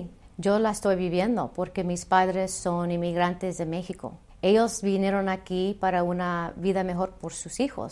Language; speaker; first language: Spanish; early bilingual, heritage; Spanish